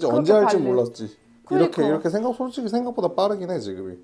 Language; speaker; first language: Korean; native; Korean